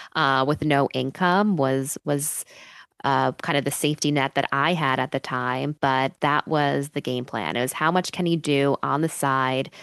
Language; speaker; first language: English; native; English